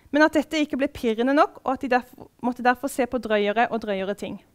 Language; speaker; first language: Norwegian; native; Norwegian